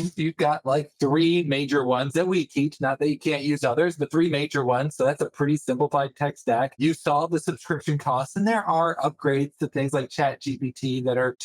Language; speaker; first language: English; native; English